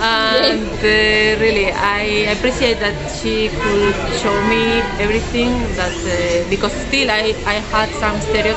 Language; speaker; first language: English; non-native, fluent; Spanish